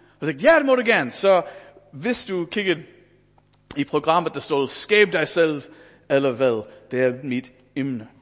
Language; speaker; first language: Danish; non-native, fluent; English